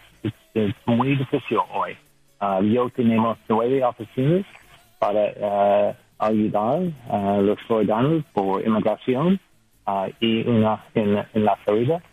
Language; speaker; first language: Spanish; non-native, learner; English